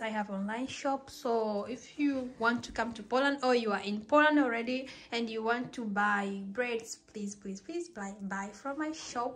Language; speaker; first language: English; non-native, local second language; Swahili